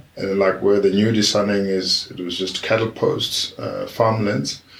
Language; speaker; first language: English; non-native, local second language; Tswana